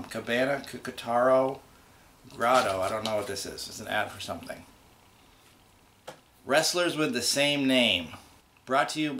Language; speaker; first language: English; native; English